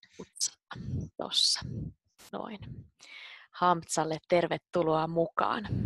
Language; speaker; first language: Finnish; native; Finnish